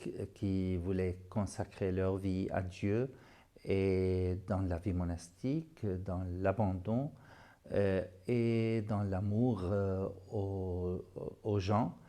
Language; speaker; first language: French; non-native, fluent; Arabic